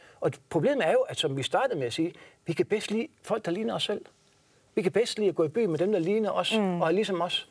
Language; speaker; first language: Danish; native; Danish